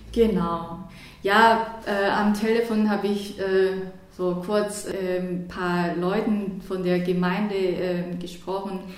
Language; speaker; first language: German; non-native, fluent; Korean